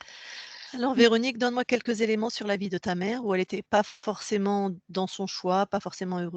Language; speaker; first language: French; native; French